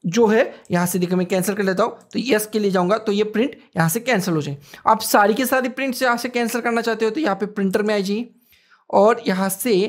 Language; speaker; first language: Hindi; native; Hindi